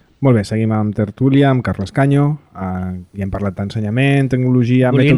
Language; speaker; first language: Catalan; native; Catalan